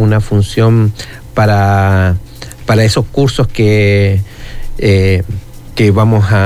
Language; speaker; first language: Spanish; native; Spanish